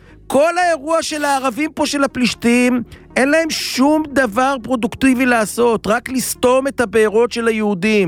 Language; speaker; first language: Hebrew; native; Hebrew